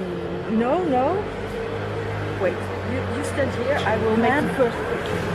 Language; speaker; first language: English; non-native, learner; Dutch